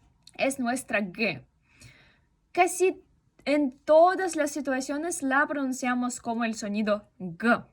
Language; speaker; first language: Spanish; non-native, fluent; Russian